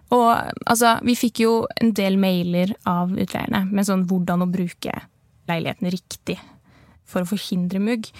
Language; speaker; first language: Norwegian; native; Norwegian